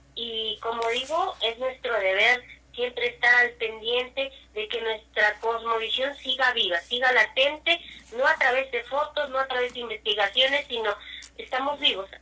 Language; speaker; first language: Spanish; non-native, local second language; Nahuatl languages